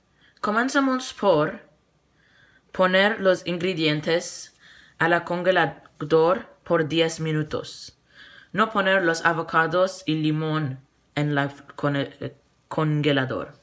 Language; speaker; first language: Spanish; non-native, learner; English